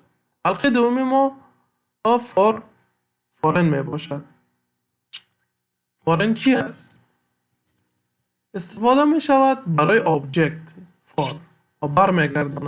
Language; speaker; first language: Persian; native; Persian